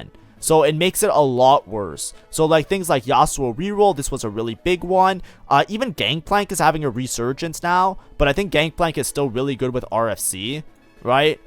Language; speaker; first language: English; native; English